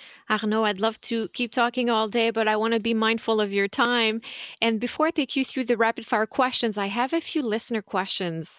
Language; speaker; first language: English; non-native, fluent; French